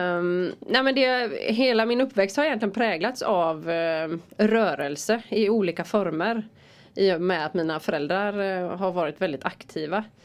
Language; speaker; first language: Swedish; native; Swedish